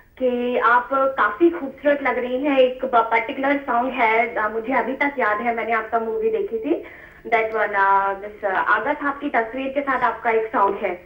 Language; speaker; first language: Hindi; non-native, local second language; Marathi